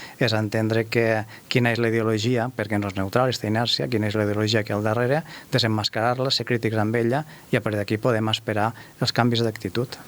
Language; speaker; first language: Catalan; native; Catalan